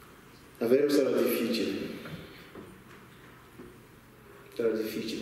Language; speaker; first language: Italian; non-native, learner; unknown